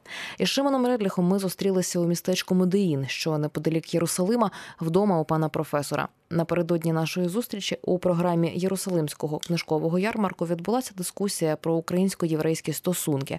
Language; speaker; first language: Ukrainian; native; Ukrainian